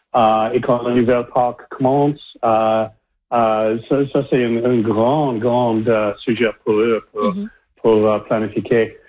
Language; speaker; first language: French; non-native, learner; English